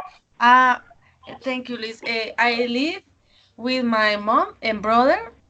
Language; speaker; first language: English; non-native, learner; Spanish